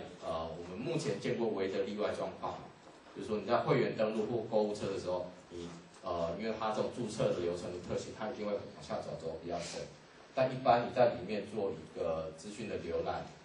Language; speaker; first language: Chinese; native; Chinese